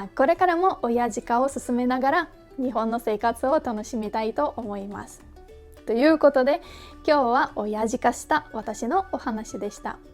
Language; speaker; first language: Japanese; non-native, fluent; Russian